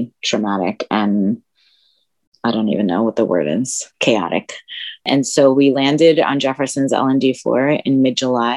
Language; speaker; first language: English; early bilingual, other home language; Spanish